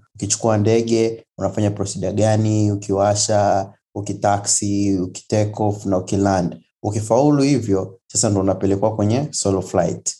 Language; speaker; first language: Swahili; native; Swahili